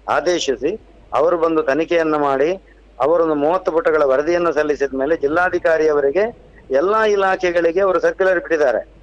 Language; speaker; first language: Kannada; non-native, local second language; Tulu